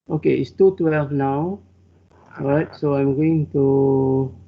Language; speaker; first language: English; non-native, local second language; Malay